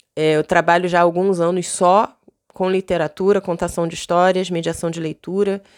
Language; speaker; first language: Portuguese; native; Portuguese